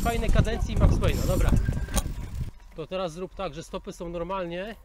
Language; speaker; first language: Polish; native; Polish